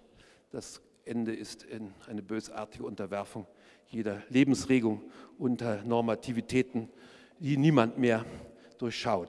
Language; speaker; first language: German; native; German